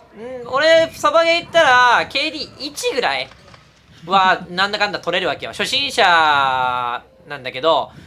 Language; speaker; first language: Japanese; native; Japanese